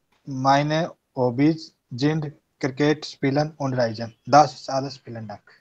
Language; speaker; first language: German; non-native, learner; Hindi